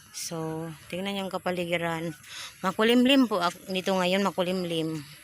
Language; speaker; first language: Filipino; non-native, local second language; Cebuano